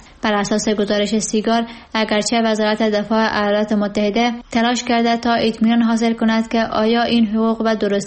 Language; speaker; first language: Persian; native; Persian